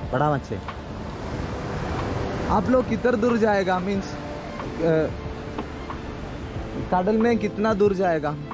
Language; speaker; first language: Hindi; non-native, local second language; Malayalam